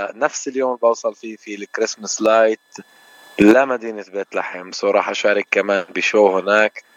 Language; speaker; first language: Arabic; native; Arabic